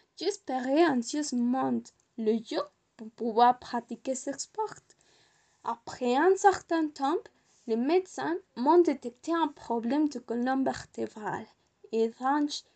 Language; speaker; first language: French; non-native, learner; Spanish